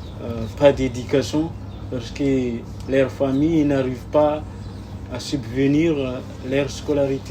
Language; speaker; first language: French; non-native, local second language; Malagasy